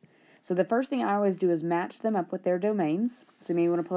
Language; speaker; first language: English; native; English